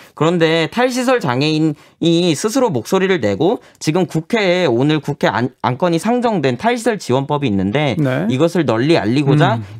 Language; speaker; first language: Korean; native; Korean